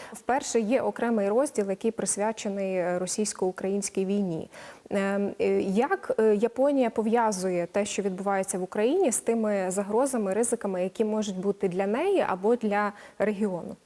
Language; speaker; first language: Ukrainian; native; Ukrainian